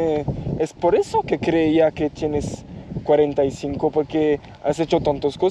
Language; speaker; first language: Spanish; non-native, learner; French